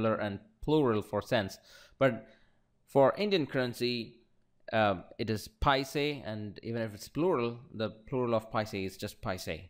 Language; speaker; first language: English; non-native, local second language; Malayalam